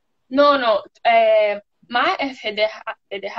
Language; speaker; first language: French; non-native, learner; Portuguese